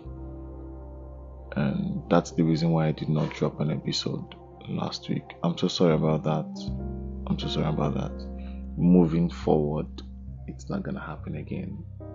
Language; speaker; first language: English; non-native, local second language; Igbo